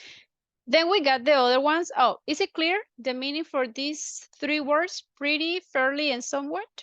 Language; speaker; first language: English; non-native, fluent; Spanish